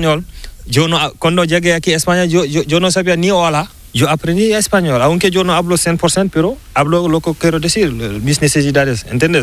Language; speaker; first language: Spanish; non-native, learner; Fula